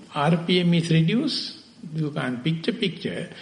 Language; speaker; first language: English; non-native, local second language; Sinhala